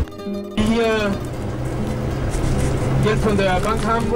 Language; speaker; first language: German; non-native, fluent; Spanish